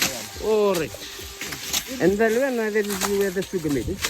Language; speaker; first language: English; non-native, local second language; Fijian